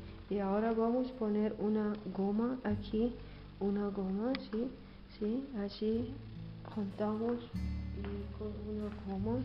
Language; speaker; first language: Spanish; non-native, learner; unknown